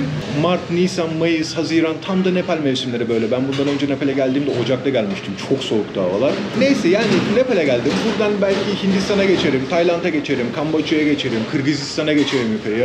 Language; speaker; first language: Turkish; native; Turkish